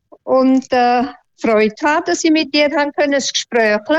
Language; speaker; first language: German; non-native, local second language; Romansh